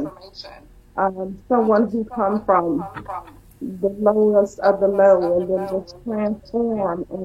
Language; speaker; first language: English; native; English